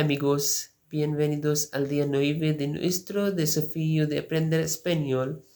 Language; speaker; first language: Spanish; non-native, learner; Urdu